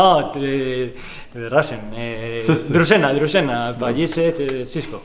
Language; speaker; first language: Polish; non-native, learner; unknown